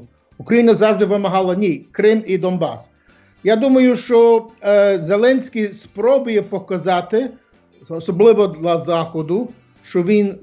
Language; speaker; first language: Ukrainian; early bilingual, heritage; English